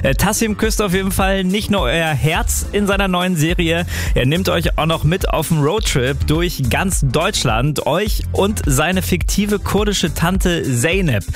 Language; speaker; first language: German; native; German